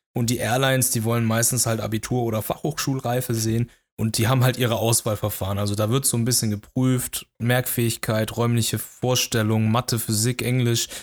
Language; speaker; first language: German; early bilingual, other home language; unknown